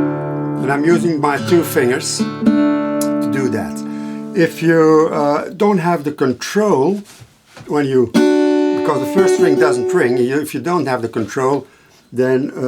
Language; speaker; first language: English; non-native, fluent; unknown